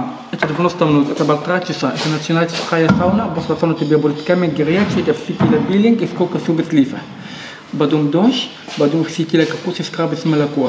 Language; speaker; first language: Russian; non-native, learner; Arabic